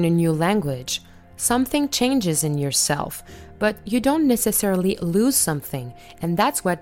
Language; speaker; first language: English; non-native, fluent; French